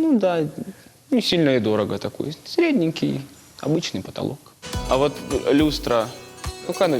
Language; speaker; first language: Russian; native; Russian